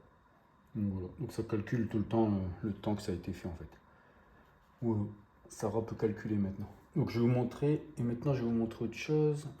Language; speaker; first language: French; native; French